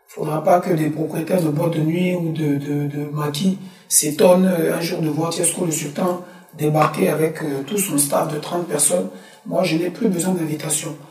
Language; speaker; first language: French; early bilingual, other home language; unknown